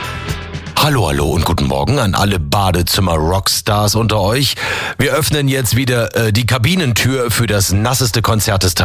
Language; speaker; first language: German; native; German